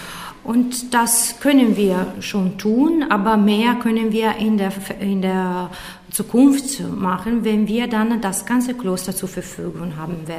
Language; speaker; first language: German; non-native, fluent; Italian